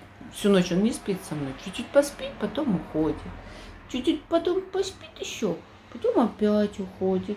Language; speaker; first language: Russian; native; Russian